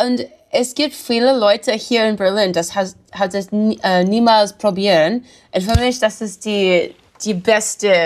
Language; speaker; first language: German; non-native, learner; English